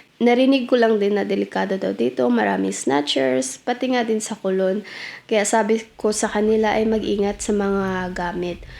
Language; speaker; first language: Filipino; native; Filipino